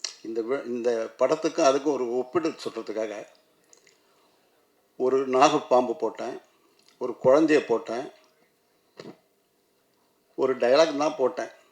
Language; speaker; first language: Tamil; native; Tamil